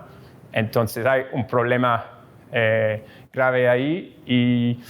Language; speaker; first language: Spanish; non-native, fluent; English